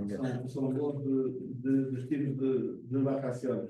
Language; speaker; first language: Spanish; non-native, learner; Portuguese